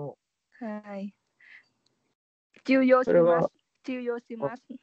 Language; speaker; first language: Japanese; non-native, learner; Vietnamese